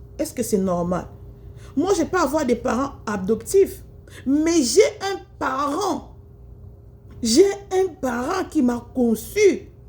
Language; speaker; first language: French; non-native, local second language; Lingala